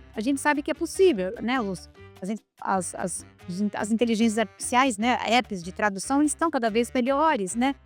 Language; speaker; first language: Portuguese; native; Portuguese